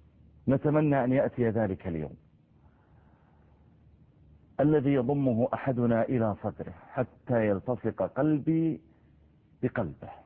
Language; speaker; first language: Arabic; native; Arabic